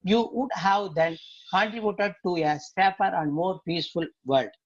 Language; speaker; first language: English; non-native, local second language; Tamil